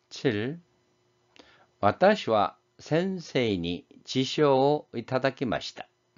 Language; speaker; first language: Japanese; non-native, fluent; Korean